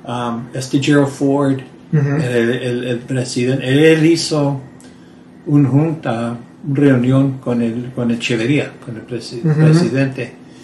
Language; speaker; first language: Spanish; early bilingual, heritage; Spanish